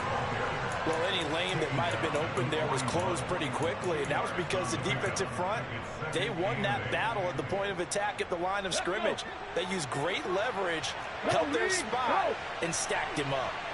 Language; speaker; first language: English; native; English